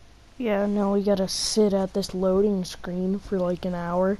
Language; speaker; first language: English; native; English